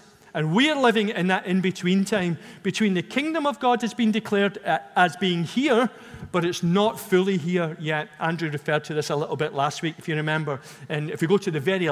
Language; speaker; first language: English; native; English